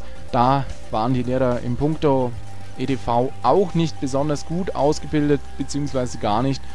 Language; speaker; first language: German; native; German